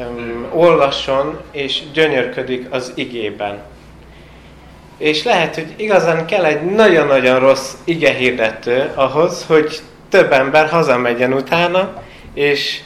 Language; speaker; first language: Hungarian; non-native, fluent; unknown